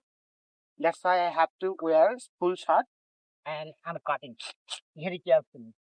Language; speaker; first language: English; non-native, learner; Bangla